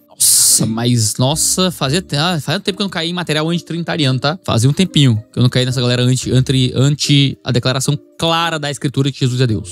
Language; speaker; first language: Portuguese; native; Portuguese